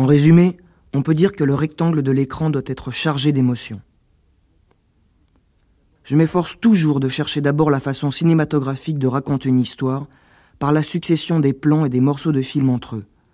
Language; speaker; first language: French; native; French